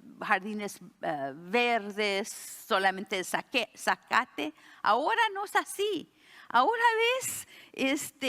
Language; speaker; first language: Spanish; early bilingual, heritage; Spanish